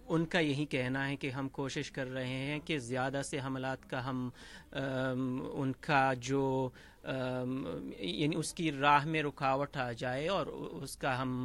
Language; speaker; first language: Urdu; non-native, fluent; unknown